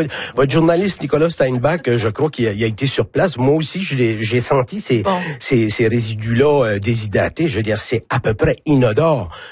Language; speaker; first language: French; native; French